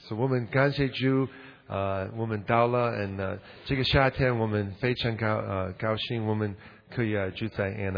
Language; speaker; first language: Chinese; non-native, learner; English